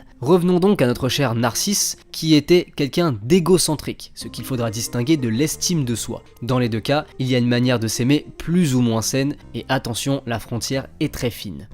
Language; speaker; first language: French; native; French